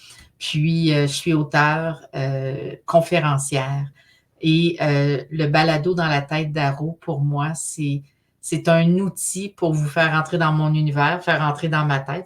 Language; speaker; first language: French; native; French